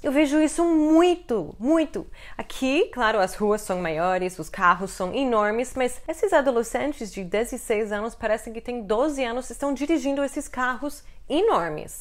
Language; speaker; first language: Portuguese; non-native, fluent; English